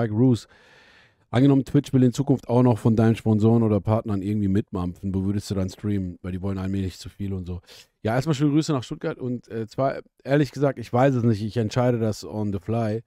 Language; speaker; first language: German; native; German